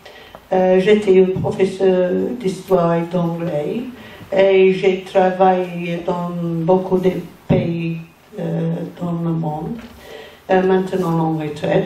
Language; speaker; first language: French; non-native, learner; English